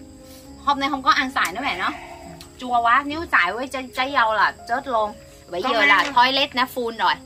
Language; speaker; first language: Vietnamese; non-native, learner; Thai